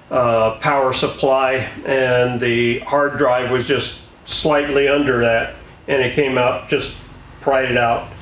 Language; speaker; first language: English; native; English